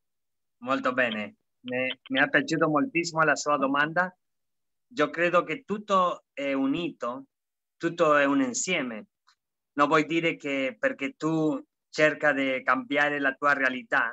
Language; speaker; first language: Italian; non-native, fluent; Spanish